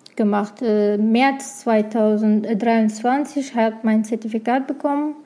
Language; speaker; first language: German; non-native, learner; Arabic